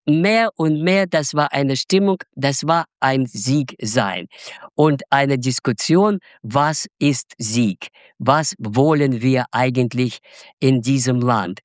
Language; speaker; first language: German; non-native, fluent; Russian